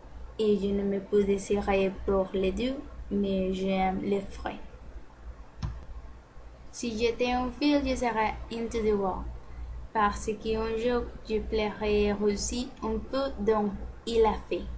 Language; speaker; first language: French; non-native, learner; Spanish